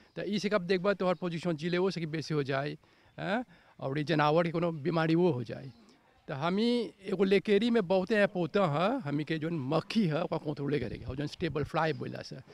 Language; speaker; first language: Bhojpuri; native; Bhojpuri